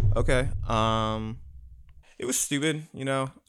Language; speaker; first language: English; native; English